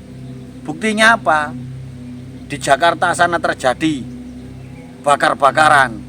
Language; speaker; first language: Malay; non-native, local second language; Javanese